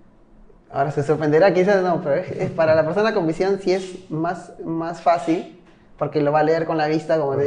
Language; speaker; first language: Spanish; native; Spanish